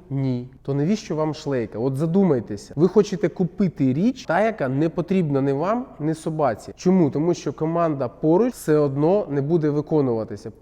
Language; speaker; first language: Ukrainian; non-native, local second language; Russian